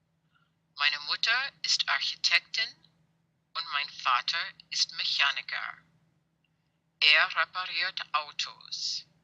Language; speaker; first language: German; non-native, fluent; English